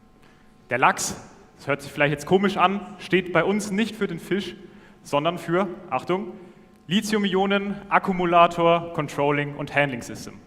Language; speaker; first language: German; native; German